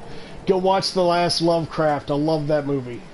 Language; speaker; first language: English; native; English